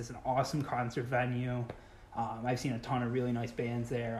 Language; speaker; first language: English; native; English